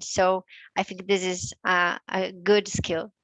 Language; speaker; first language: English; non-native, learner; Portuguese